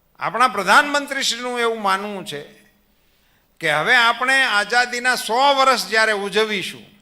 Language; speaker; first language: Gujarati; native; Gujarati